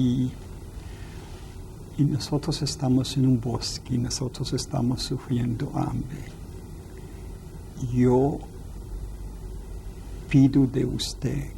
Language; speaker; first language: Spanish; non-native, fluent; Yiddish